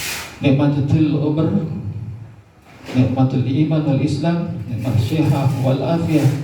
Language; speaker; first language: Arabic; non-native, fluent; Indonesian